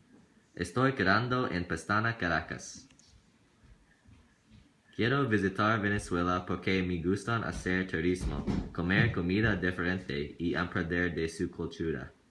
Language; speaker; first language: Spanish; non-native, learner; English